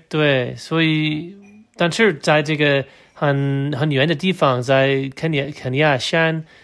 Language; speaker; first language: Chinese; non-native, learner; English